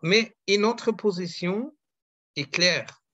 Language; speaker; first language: French; non-native, fluent; German